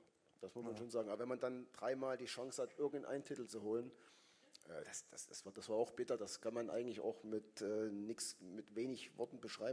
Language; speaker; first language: German; native; German